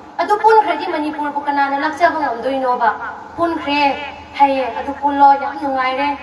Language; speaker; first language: Manipuri; non-native, local second language; Tangkhul Naga (India)